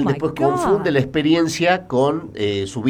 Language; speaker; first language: Spanish; native; Spanish